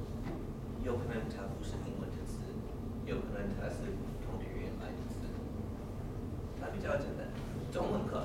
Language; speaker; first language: Chinese; non-native, learner; English